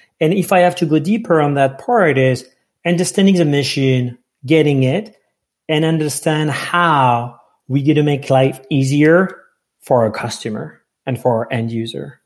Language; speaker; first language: English; non-native, fluent; French